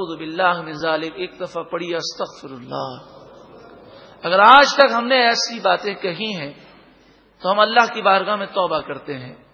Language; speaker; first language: Urdu; native; Urdu